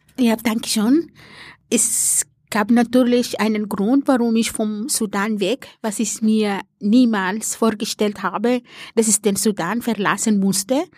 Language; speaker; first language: German; non-native, fluent; Arabic